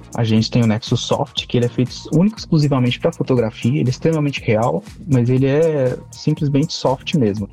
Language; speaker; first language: Portuguese; native; Portuguese